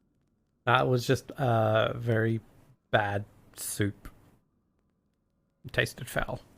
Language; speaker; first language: English; native; English